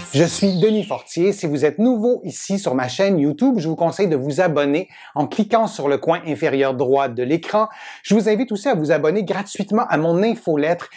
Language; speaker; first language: French; native; French